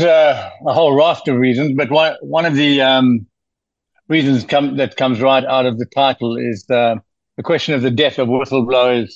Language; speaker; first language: English; native; English